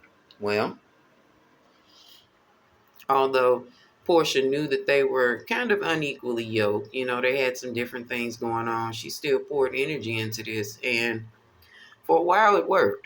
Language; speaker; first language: English; native; English